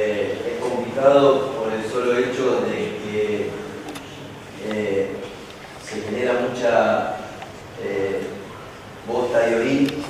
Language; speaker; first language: Spanish; native; Spanish